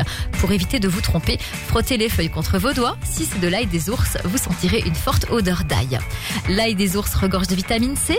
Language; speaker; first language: French; native; French